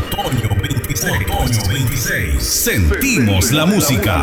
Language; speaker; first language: Spanish; native; Spanish